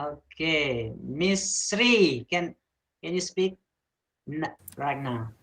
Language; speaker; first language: English; non-native, learner; Indonesian